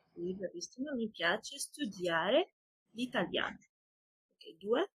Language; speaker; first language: Italian; non-native, fluent; Arabic